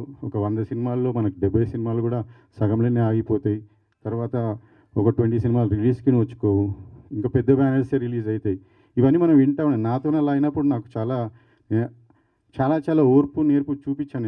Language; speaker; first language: Telugu; native; Telugu